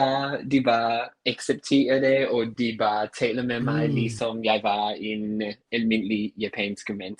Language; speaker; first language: Danish; non-native, fluent; English